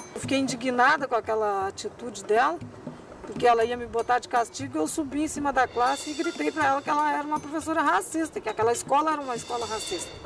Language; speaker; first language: Portuguese; native; Portuguese